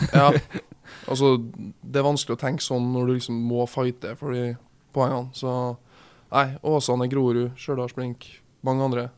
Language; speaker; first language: Norwegian; native; Norwegian